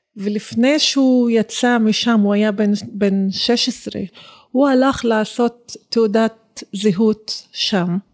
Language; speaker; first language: Hebrew; non-native, local second language; Arabic